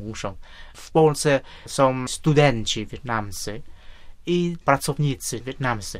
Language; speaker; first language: Polish; non-native, fluent; Vietnamese